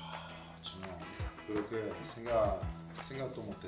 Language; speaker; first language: Korean; non-native, learner; Italian